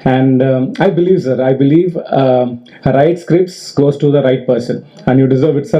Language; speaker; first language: English; non-native, local second language; Tamil